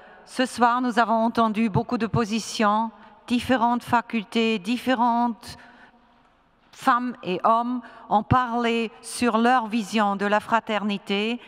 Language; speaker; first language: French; non-native, fluent; German